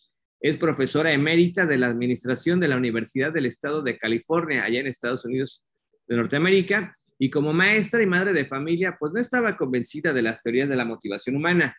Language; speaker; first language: Spanish; native; Spanish